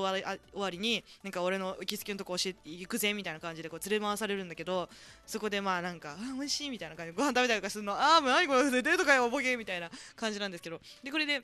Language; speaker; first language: Japanese; native; Japanese